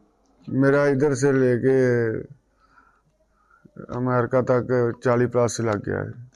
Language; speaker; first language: Hindi; non-native, local second language; Punjabi